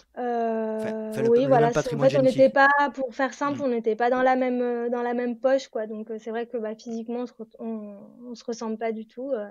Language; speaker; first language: French; native; French